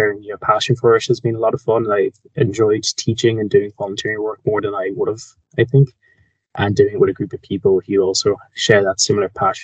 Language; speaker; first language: English; native; English